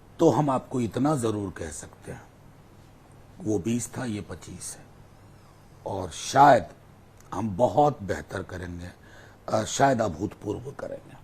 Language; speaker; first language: Hindi; non-native, local second language; Maithili